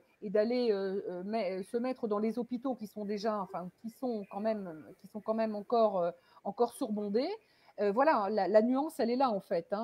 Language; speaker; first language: French; native; French